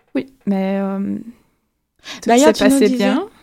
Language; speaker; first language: French; non-native, fluent; German